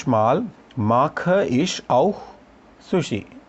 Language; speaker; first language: German; non-native, learner; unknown